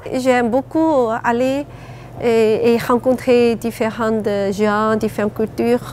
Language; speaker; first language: French; non-native, learner; Chinese